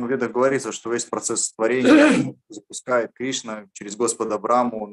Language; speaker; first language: Russian; native; Russian